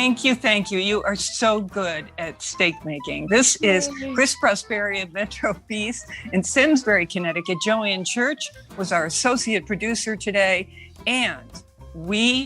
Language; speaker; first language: English; native; English